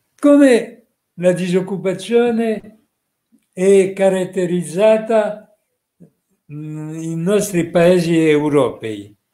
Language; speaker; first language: Italian; non-native, fluent; French